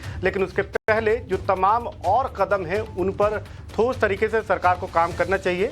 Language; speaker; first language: Hindi; native; Hindi